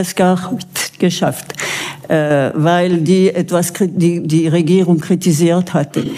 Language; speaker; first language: German; non-native, local second language; French